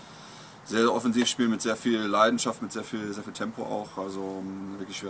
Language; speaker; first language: German; native; German